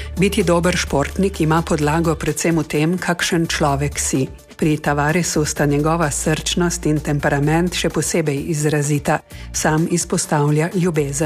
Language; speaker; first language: Slovenian; native; Slovenian